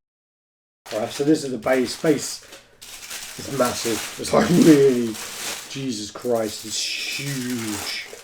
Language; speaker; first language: English; native; English